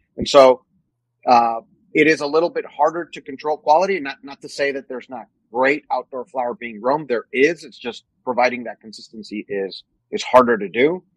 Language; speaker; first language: English; non-native, fluent; Spanish